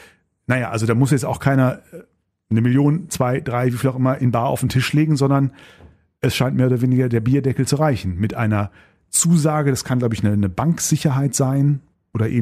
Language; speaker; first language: German; native; German